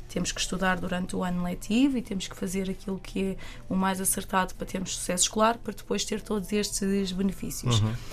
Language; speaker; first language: Portuguese; native; Portuguese